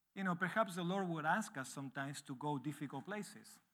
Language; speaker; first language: English; non-native, fluent; Spanish